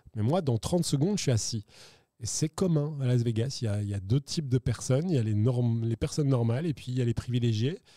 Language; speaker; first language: French; native; French